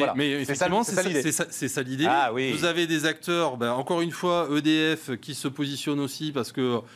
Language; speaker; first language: French; native; French